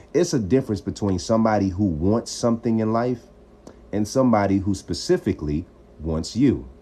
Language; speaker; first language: English; native; English